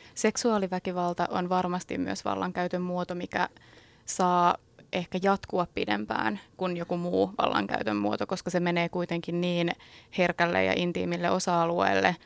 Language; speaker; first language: Finnish; native; Finnish